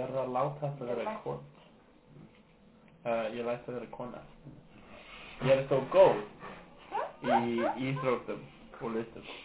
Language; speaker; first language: Icelandic; non-native, learner; English